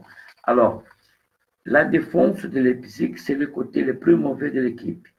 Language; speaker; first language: French; non-native, fluent; Portuguese